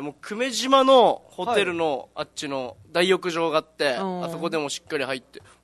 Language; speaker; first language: Japanese; native; Japanese